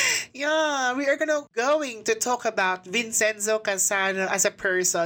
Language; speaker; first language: English; non-native, local second language; Filipino